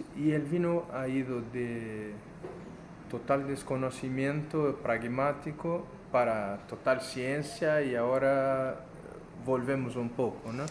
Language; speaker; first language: Spanish; non-native, fluent; Portuguese